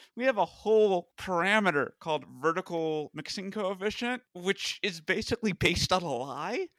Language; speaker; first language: English; native; English